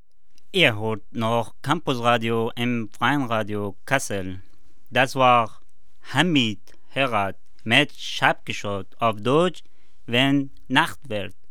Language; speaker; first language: German; non-native, learner; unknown